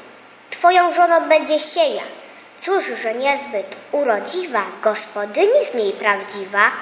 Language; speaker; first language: Polish; native; Polish